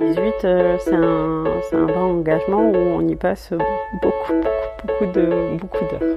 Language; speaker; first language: French; native; French